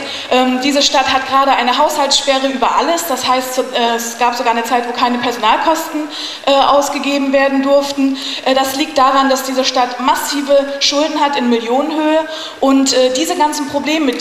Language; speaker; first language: German; native; German